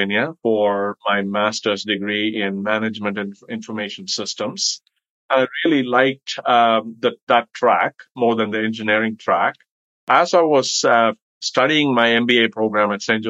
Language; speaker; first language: English; non-native, local second language; Tamil